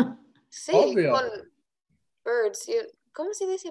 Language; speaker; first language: Spanish; non-native, learner; English